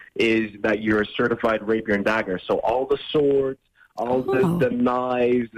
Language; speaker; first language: English; native; English